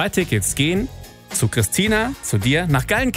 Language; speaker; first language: German; native; German